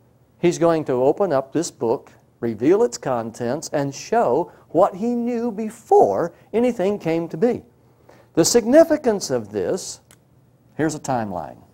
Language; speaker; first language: English; native; English